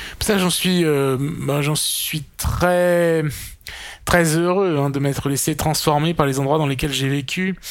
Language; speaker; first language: French; native; French